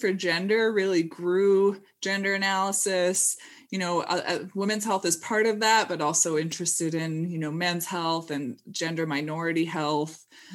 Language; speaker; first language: English; native; English